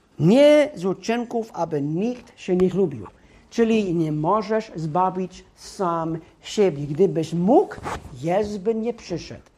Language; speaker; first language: Polish; non-native, fluent; English